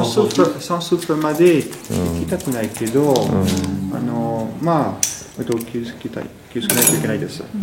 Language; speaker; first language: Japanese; non-native, fluent; French